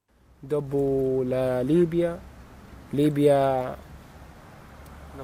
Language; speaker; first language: Italian; non-native, learner; Arabic